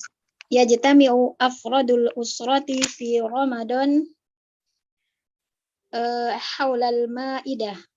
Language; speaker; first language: Arabic; non-native, learner; Indonesian